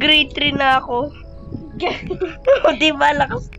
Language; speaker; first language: Filipino; native; Filipino